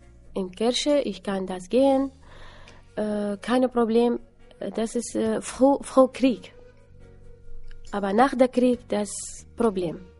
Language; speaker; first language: German; non-native, learner; Assyrian Neo-Aramaic